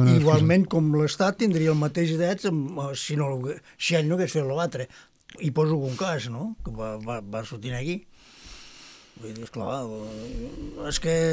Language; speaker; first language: Catalan; native; Catalan